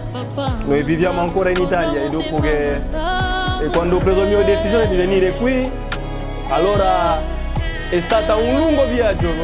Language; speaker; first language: Italian; non-native, fluent; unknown